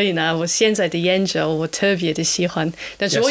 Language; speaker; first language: Chinese; non-native, fluent; German